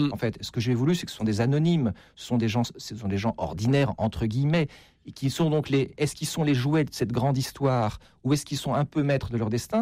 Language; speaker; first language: French; native; French